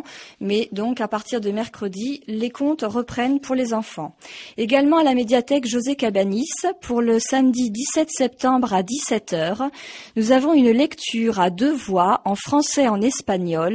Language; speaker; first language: French; native; French